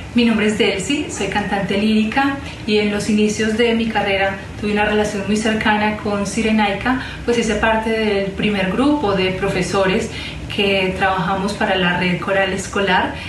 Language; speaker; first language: Spanish; non-native, fluent; German